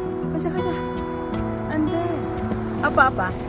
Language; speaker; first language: Korean; non-native, local second language; Filipino